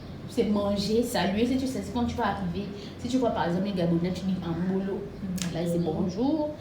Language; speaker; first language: French; non-native, local second language; Fang